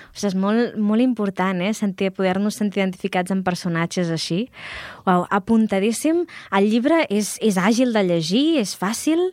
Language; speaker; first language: Catalan; native; Catalan